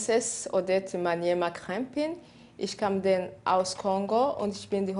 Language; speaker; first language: German; non-native, learner; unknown